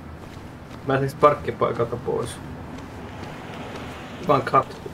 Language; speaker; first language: Finnish; native; Finnish